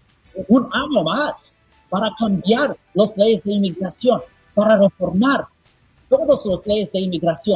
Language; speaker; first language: Spanish; non-native, fluent; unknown